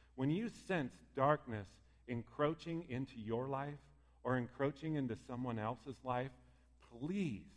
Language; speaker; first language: English; native; English